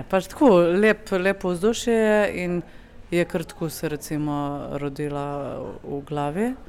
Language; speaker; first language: Slovenian; native; Slovenian